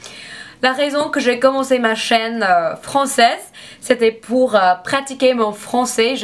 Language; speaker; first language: French; non-native, learner; English